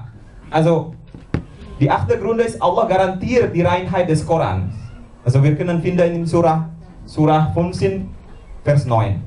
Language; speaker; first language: German; non-native, learner; Indonesian